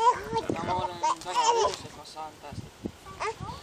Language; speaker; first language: Estonian; non-native, local second language; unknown